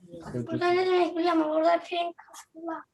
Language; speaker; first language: Turkish; early bilingual, heritage; Turkish